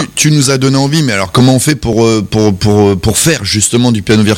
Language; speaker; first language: French; native; French